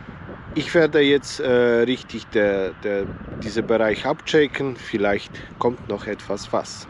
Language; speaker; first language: German; non-native, learner; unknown